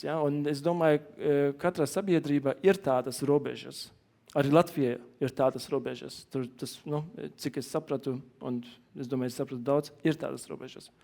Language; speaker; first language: Latvian; non-native, learner; German